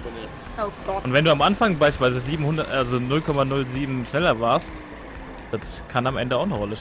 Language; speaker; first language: German; native; German